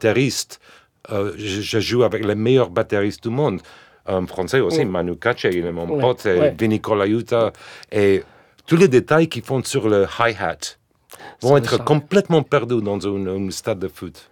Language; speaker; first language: French; non-native, fluent; English